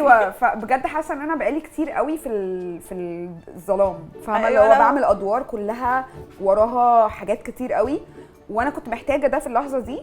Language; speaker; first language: Arabic; native; Arabic